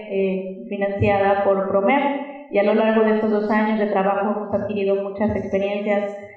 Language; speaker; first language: Spanish; native; Spanish